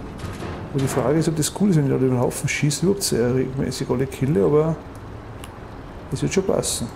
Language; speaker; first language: German; native; German